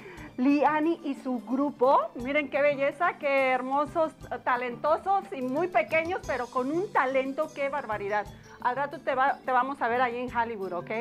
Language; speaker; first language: Spanish; native; Spanish